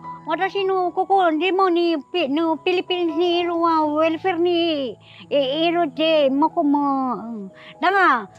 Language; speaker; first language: Japanese; non-native, learner; Filipino